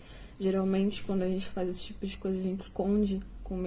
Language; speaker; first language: Portuguese; native; Portuguese